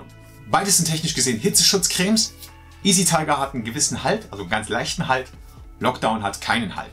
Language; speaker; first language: German; native; German